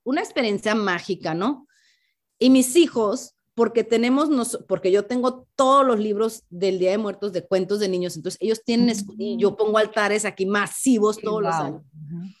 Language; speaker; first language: Spanish; native; Spanish